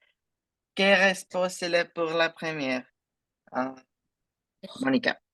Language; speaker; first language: French; non-native, fluent; Spanish